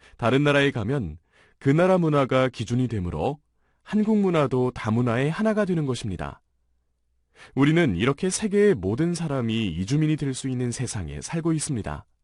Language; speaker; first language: Korean; native; Korean